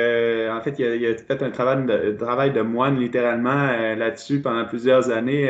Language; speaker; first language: French; native; French